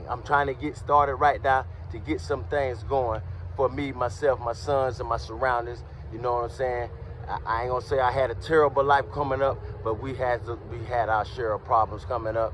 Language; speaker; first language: English; native; English